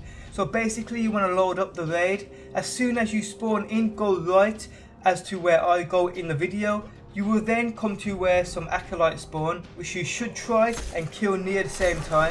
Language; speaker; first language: English; native; English